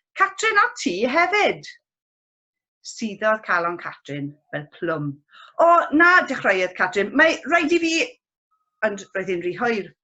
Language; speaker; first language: Welsh; non-native, local second language; English